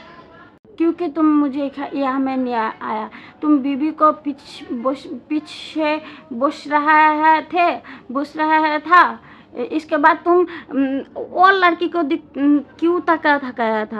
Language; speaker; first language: Hindi; non-native, learner; Bangla